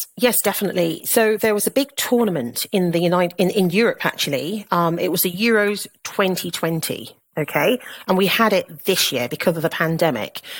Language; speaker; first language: English; native; English